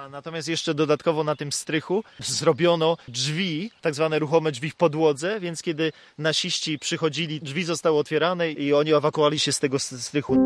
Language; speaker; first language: Polish; native; Polish